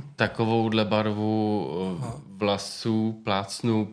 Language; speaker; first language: Czech; native; Czech